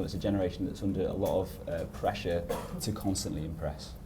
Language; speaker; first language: English; native; English